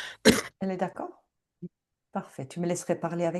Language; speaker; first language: French; native; French